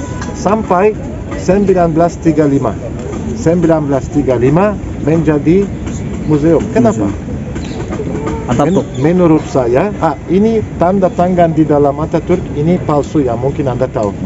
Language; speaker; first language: Indonesian; non-native, learner; Turkish